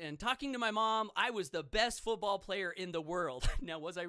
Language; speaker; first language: English; native; English